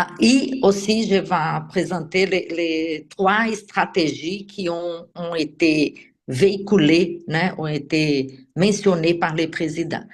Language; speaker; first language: French; non-native, fluent; Portuguese